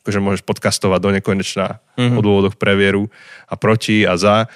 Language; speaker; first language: Slovak; native; Slovak